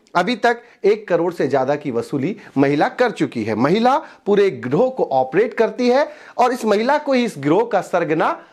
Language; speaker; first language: Hindi; native; Hindi